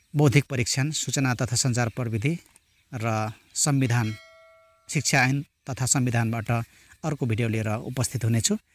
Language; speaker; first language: Nepali; non-native, local second language; Rana Tharu